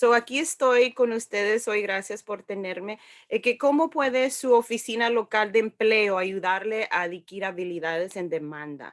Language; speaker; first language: Spanish; early bilingual, heritage; Spanish